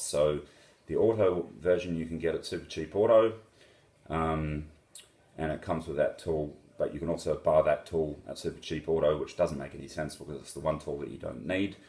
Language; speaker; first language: English; native; English